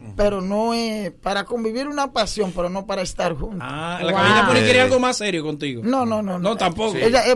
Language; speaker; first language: Spanish; native; Spanish